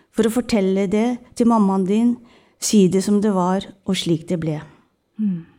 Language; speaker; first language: Norwegian; early bilingual, other home language; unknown